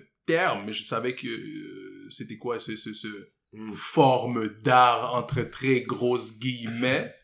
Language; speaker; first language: French; native; French